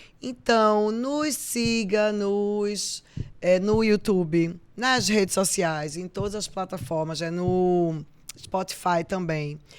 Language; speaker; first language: Portuguese; native; Portuguese